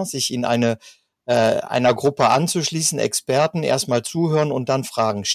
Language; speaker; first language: German; native; German